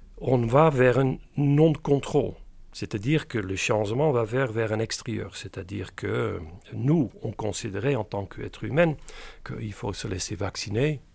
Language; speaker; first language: French; non-native, fluent; Dutch